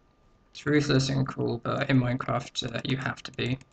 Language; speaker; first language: English; native; English